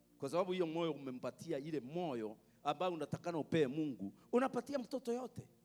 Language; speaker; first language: Swahili; non-native, local second language; Kikuyu